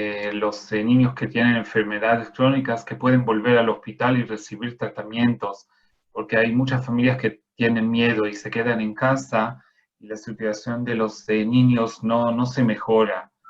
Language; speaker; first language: Spanish; non-native, fluent; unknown